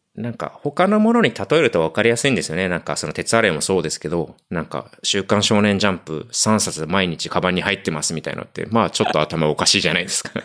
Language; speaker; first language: Japanese; native; Japanese